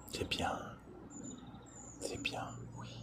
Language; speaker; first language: French; native; French